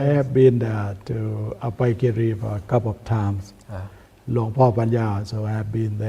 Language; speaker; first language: English; non-native, learner; Thai